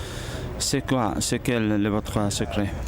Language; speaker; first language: French; non-native, learner; Spanish